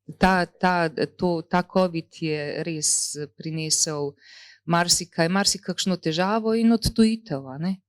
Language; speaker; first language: Slovenian; native; Slovenian